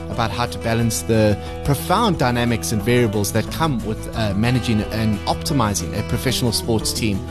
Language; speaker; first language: English; native; English